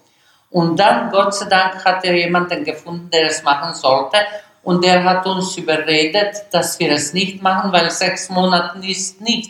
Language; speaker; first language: German; non-native, learner; Bosnian